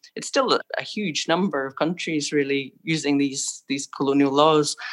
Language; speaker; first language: English; native; English